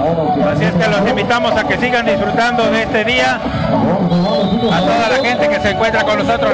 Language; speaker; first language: Spanish; native; Spanish